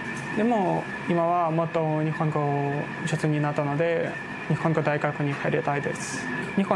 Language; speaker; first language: Japanese; non-native, learner; Ukrainian